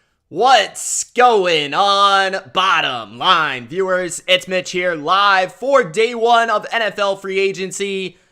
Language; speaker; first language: English; native; English